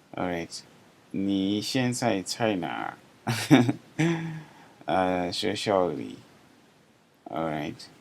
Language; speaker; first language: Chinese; non-native, learner; English